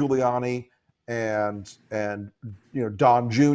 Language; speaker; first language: English; native; English